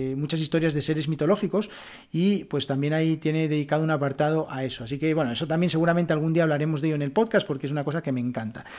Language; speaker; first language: Spanish; native; Spanish